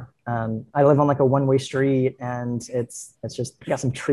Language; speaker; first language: English; native; English